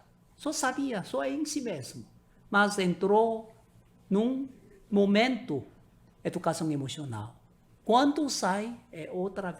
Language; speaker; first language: Portuguese; non-native, learner; Korean